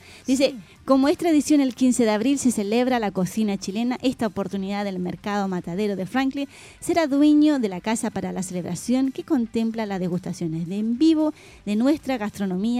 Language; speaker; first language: Spanish; native; Spanish